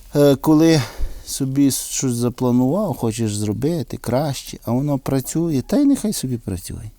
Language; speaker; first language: Ukrainian; native; Ukrainian